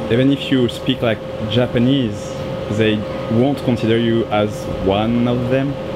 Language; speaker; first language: English; non-native, fluent; French